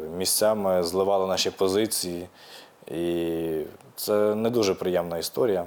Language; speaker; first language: Ukrainian; native; Ukrainian